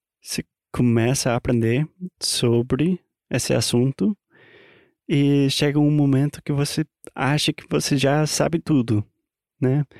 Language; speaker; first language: Portuguese; non-native, fluent; English